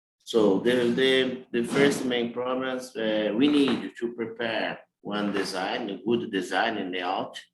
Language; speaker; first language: English; non-native, learner; Portuguese